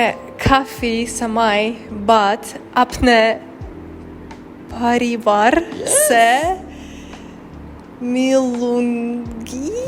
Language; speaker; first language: Hindi; non-native, learner; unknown